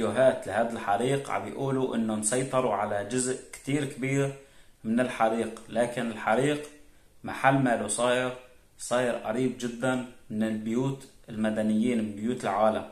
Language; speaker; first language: Arabic; native; Arabic